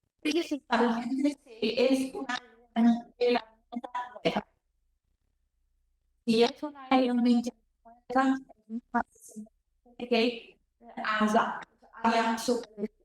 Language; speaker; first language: Spanish; non-native, learner; Portuguese